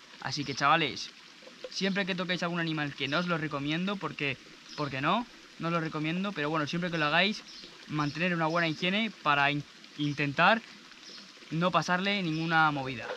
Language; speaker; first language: Spanish; native; Spanish